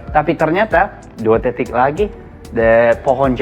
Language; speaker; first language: Indonesian; non-native, learner; English